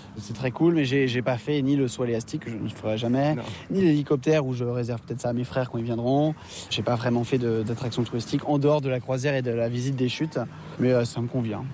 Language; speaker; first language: French; native; French